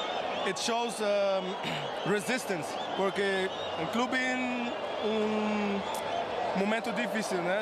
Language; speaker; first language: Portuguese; non-native, learner; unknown